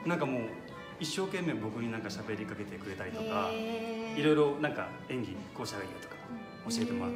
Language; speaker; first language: Japanese; native; Japanese